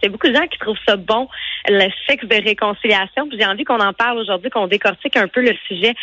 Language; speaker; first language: French; native; French